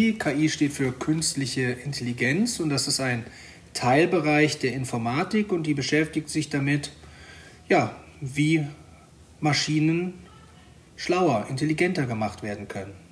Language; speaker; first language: German; native; German